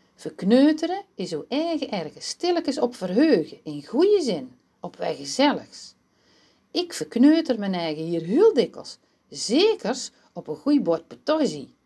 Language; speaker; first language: Dutch; native; Dutch